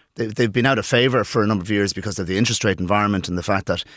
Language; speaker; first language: English; native; English